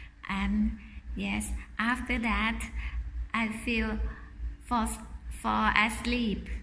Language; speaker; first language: English; non-native, learner; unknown